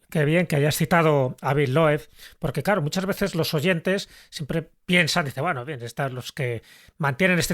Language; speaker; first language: Spanish; native; Spanish